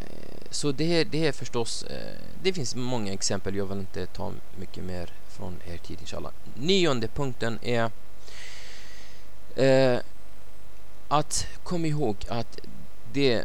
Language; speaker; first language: Swedish; non-native, fluent; Arabic